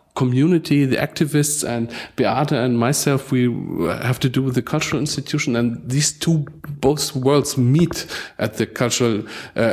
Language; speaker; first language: English; non-native, fluent; German